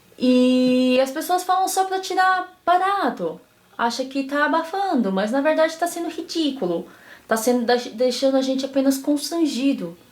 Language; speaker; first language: Portuguese; native; Portuguese